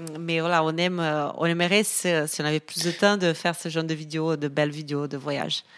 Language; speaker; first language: French; non-native, fluent; Portuguese